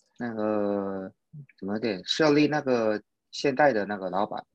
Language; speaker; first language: Chinese; non-native, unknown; Korean